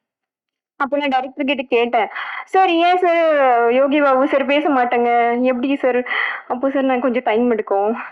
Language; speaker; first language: Tamil; non-native, learner; Bangla